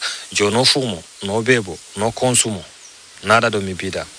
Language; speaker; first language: Spanish; non-native, learner; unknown